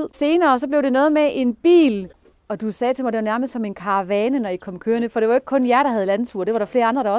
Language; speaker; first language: Danish; native; Danish